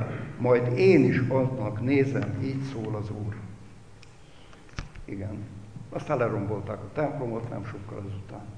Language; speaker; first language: Hungarian; native; Hungarian